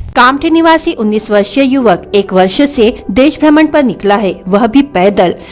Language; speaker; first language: Hindi; native; Hindi